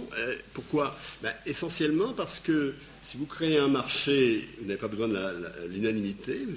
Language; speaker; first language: French; native; French